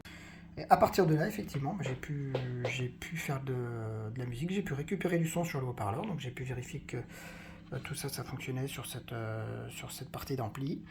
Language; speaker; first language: French; native; French